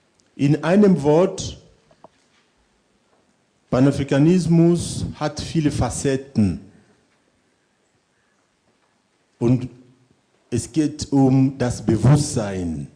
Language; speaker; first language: German; non-native, fluent; French